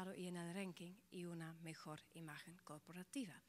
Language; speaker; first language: Spanish; non-native, fluent; Dutch